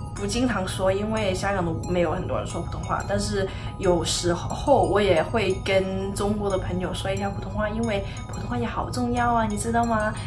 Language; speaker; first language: Chinese; non-native, local second language; Cantonese